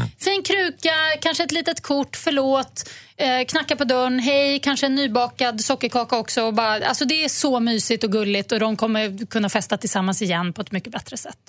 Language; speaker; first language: Swedish; native; Swedish